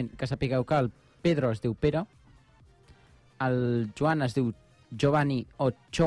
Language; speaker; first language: Catalan; native; Catalan